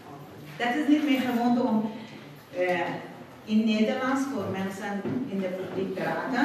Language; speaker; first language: Dutch; non-native, fluent; Persian